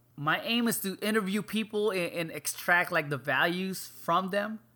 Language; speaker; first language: English; non-native, local second language; Filipino